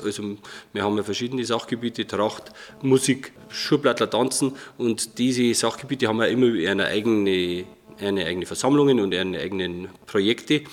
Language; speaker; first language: German; native; German